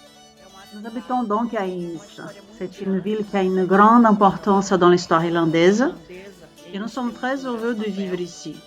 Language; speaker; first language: French; non-native, fluent; Portuguese